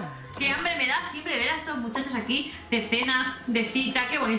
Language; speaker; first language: Spanish; native; Spanish